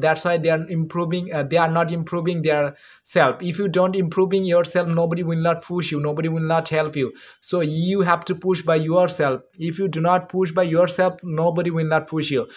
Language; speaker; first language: English; non-native, local second language; Bangla